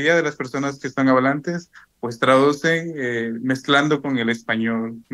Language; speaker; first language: Spanish; non-native, local second language; Zapotec